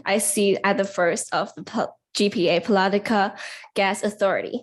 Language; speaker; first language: English; non-native, learner; Chinese